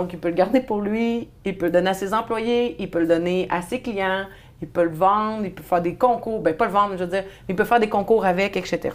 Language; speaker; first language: French; native; French